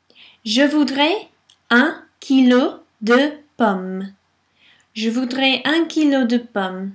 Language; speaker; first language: French; non-native, fluent; English